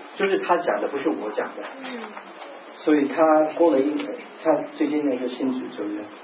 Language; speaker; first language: Chinese; non-native, learner; English